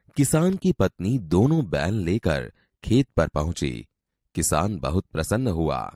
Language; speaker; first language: Hindi; non-native, local second language; Gujarati